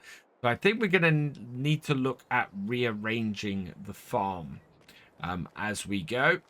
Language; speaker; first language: English; native; English